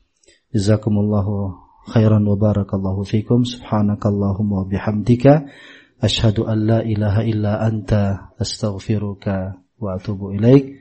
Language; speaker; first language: Arabic; non-native, fluent; Indonesian